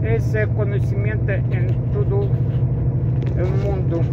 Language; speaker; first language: Spanish; non-native, learner; Russian